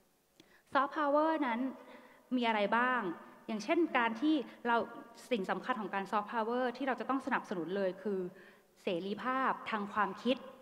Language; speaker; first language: Thai; native; Thai